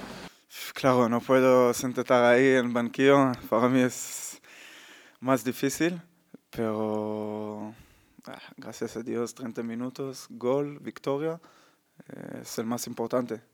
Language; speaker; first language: Spanish; non-native, learner; Hebrew